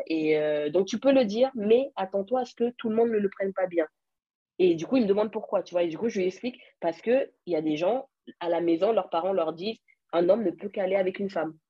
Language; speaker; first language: French; early bilingual, other home language; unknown